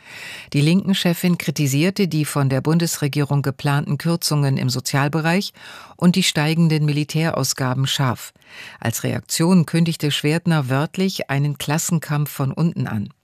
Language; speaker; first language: German; native; German